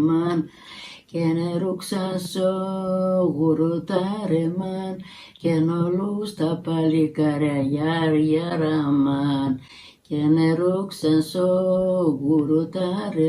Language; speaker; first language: Greek; native; Greek